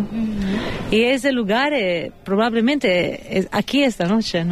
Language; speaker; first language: Spanish; non-native, fluent; Italian